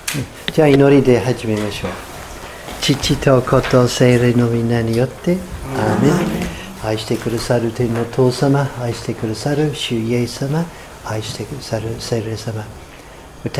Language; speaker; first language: Japanese; non-native, fluent; English